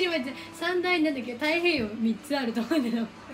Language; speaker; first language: Japanese; native; Japanese